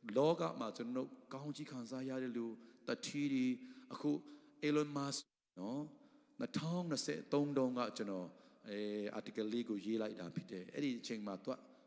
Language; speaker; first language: Burmese; non-native, local second language; Tedim Chin